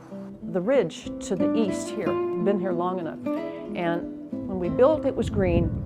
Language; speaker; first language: English; native; English